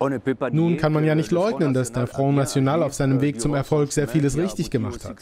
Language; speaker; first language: German; native; German